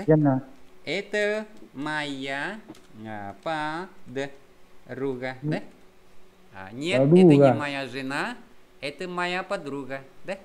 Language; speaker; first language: Russian; non-native, fluent; Vietnamese